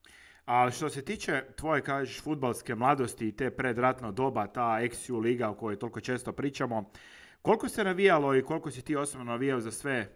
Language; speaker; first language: Croatian; native; Croatian